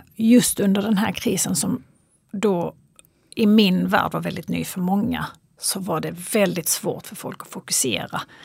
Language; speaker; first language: Swedish; early bilingual, other home language; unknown